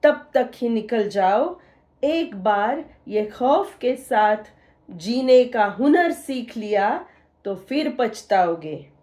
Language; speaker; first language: Hindi; non-native, local second language; Marathi